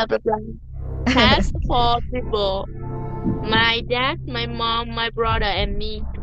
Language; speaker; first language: English; non-native, learner; Vietnamese